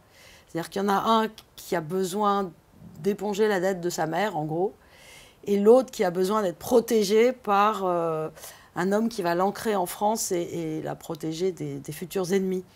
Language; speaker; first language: French; native; French